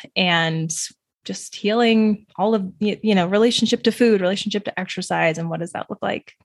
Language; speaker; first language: English; native; English